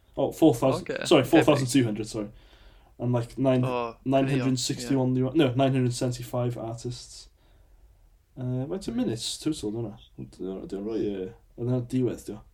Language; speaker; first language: Welsh; native; Welsh